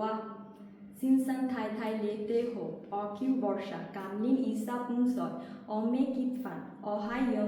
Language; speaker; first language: Cantonese; non-native, learner; Bangla